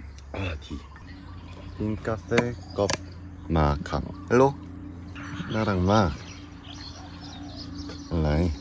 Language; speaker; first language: Thai; non-native, learner; Korean